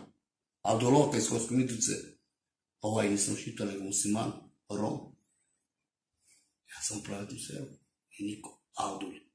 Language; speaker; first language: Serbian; non-native, local second language; Romany